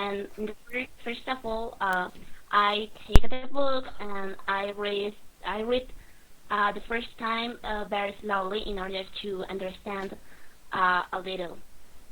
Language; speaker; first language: English; non-native, learner; Spanish